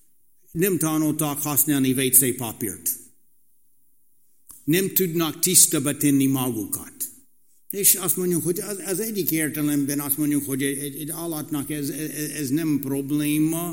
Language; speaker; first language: Hungarian; non-native, fluent; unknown